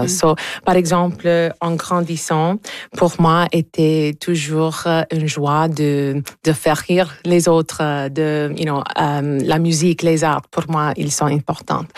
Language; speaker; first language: French; non-native, local second language; English